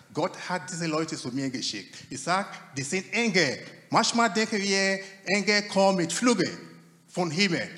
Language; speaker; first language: German; non-native, fluent; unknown